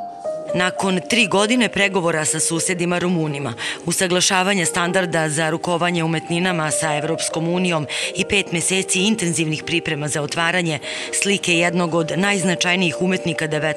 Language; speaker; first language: Serbian; native; Serbian